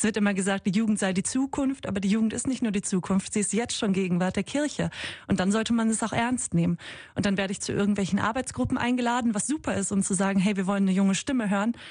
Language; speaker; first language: German; native; German